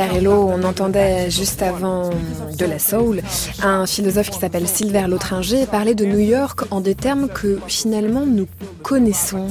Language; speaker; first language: French; native; French